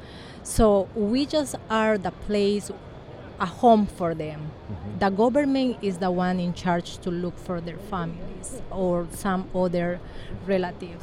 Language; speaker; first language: English; non-native, learner; Spanish